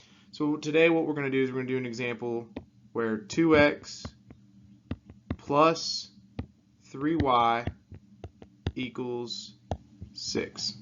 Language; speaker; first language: English; native; English